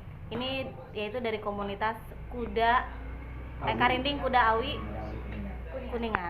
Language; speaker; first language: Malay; non-native, local second language; Sundanese